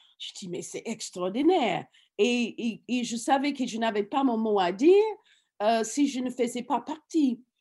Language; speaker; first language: French; non-native, fluent; English